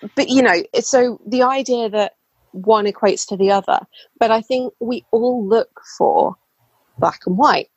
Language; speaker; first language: English; native; English